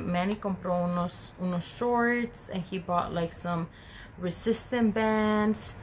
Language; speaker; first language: English; early bilingual, other home language; Spanish